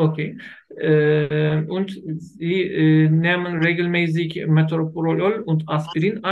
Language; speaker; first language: German; non-native, learner; Turkish